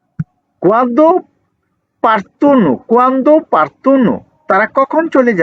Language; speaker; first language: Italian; non-native, learner; Bangla